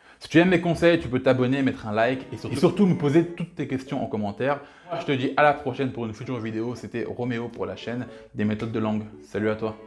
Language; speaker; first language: French; early bilingual, other home language; Lingala